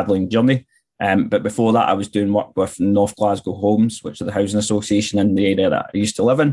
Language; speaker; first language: English; native; English